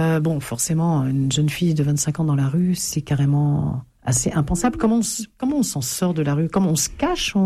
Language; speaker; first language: French; native; French